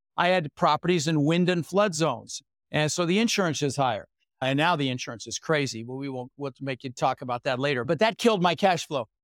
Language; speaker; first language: English; native; English